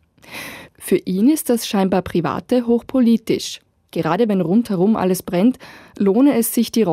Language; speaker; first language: German; native; German